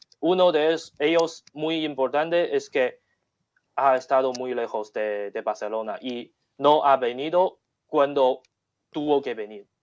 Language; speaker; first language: Spanish; non-native, learner; Chinese